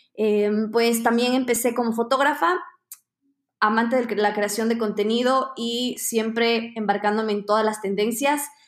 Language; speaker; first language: Spanish; native; Spanish